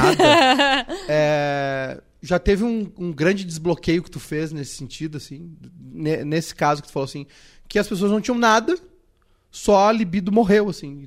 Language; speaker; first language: Portuguese; native; Portuguese